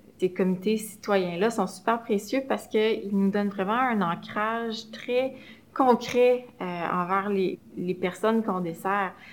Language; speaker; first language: French; native; French